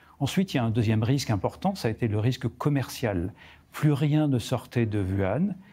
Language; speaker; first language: French; native; French